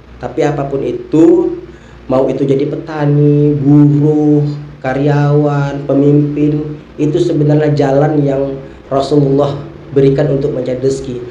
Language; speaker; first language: Indonesian; native; Indonesian